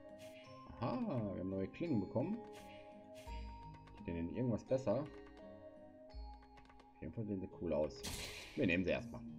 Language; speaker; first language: German; native; German